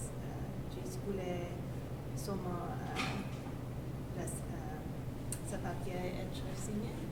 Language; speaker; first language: French; non-native, learner; English